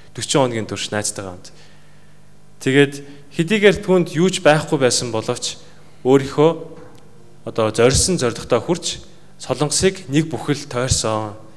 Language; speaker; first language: Mongolian; native; Mongolian